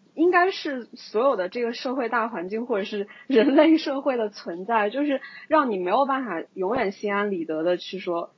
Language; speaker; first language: Chinese; native; Chinese